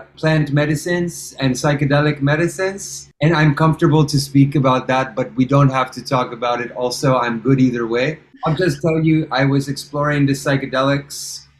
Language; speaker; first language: English; native; English